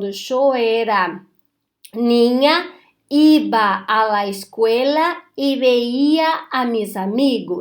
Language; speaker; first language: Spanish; non-native, fluent; Portuguese